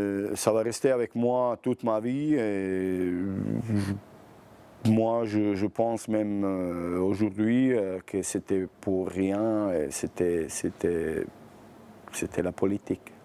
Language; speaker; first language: French; non-native, fluent; Bosnian